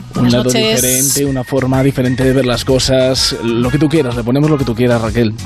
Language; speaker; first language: Spanish; native; Spanish